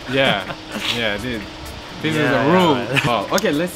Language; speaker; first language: English; non-native, learner; Turkish